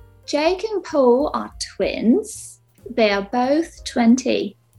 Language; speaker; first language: English; non-native, fluent; Ukrainian